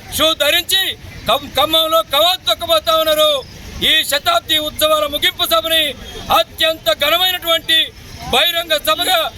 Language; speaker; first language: Telugu; native; Telugu